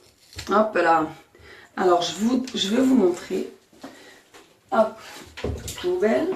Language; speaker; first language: French; native; French